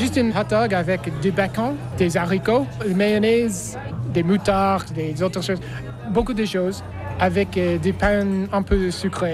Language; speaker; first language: French; non-native, learner; English